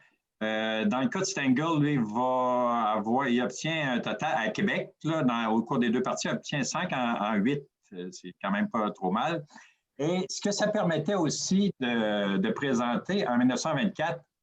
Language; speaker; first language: French; native; French